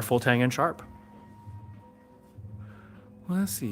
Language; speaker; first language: English; native; English